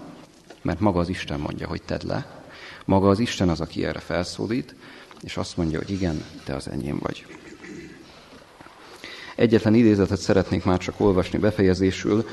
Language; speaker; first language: Hungarian; native; Hungarian